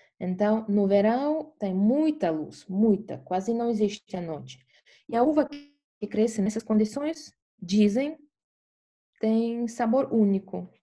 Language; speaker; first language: Portuguese; non-native, fluent; Estonian